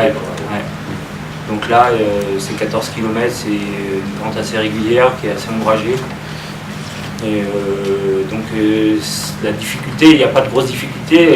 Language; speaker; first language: French; native; French